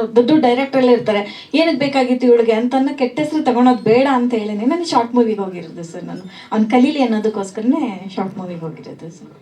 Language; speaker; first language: Kannada; native; Kannada